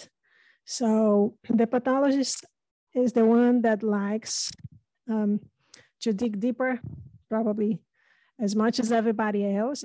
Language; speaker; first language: English; non-native, fluent; Portuguese